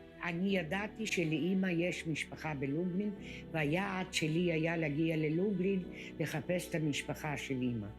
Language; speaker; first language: Hebrew; early bilingual, other home language; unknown